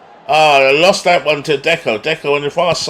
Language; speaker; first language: English; native; English